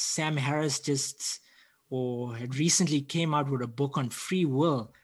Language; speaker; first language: English; native; English